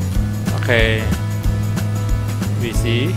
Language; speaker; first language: English; non-native, learner; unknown